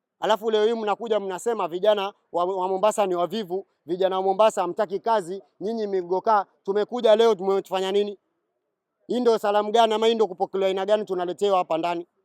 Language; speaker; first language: Swahili; native; Swahili